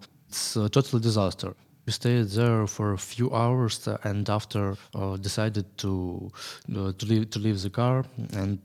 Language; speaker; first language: English; non-native, learner; Ukrainian